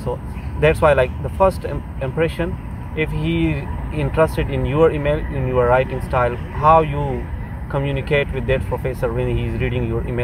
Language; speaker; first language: English; non-native, local second language; Urdu